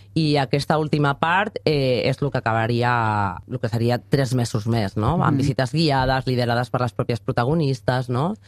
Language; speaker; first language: Catalan; non-native, fluent; Spanish